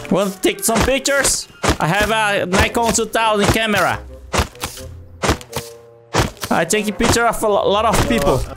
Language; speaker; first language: English; non-native, learner; Portuguese